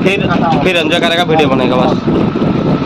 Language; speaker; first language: Hindi; non-native, local second language; Assamese